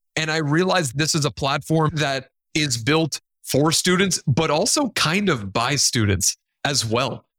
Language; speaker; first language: English; non-native, fluent; Spanish